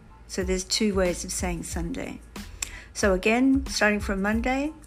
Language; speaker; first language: English; native; English